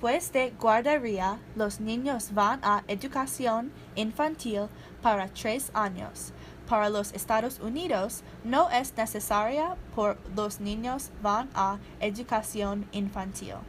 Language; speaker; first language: Spanish; non-native, learner; English